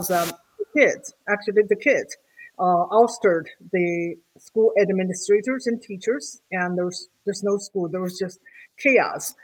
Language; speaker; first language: English; non-native, fluent; Chinese